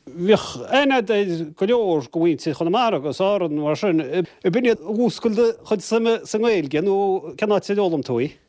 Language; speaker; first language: Irish; native; Irish